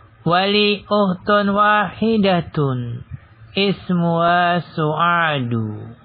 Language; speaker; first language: Arabic; non-native, fluent; Indonesian